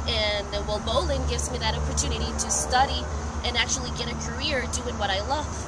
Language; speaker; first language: English; non-native, fluent; Spanish